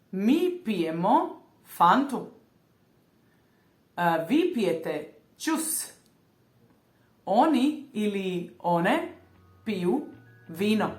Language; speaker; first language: Croatian; native; Croatian